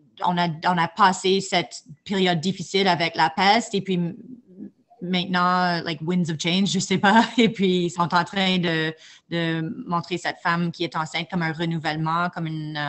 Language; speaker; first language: French; non-native, fluent; English